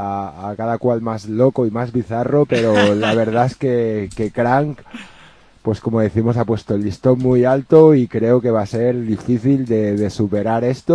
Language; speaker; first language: Spanish; native; Spanish